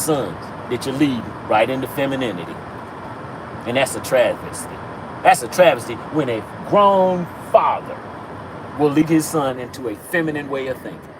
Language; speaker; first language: English; native; English